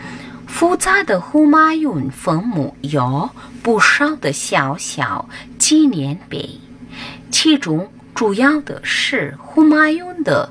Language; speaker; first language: Chinese; non-native, learner; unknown